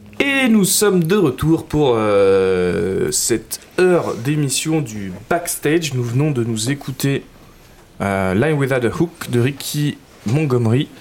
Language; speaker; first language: French; native; French